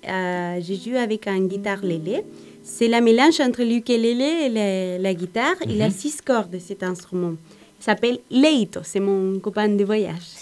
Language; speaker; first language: French; non-native, learner; Spanish